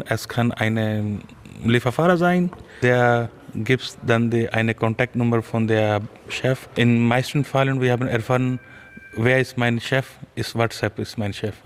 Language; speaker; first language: German; non-native, fluent; Urdu